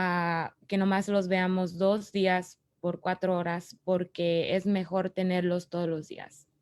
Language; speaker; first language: Spanish; early bilingual, other home language; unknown